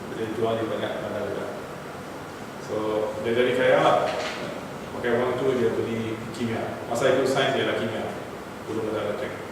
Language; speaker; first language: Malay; non-native, local second language; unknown